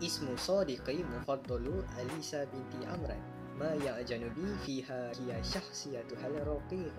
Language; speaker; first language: Arabic; non-native, learner; Malay